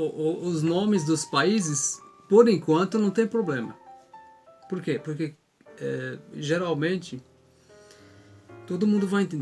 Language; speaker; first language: Portuguese; non-native, fluent; Arabic